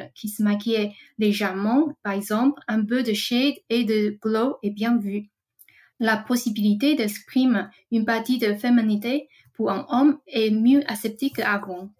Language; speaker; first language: French; non-native, fluent; Chinese